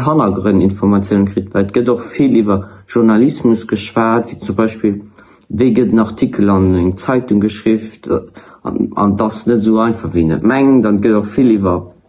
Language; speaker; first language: German; non-native, local second language; Luxembourgish